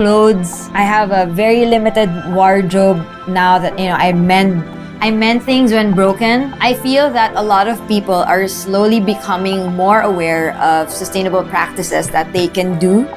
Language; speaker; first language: English; non-native, local second language; Filipino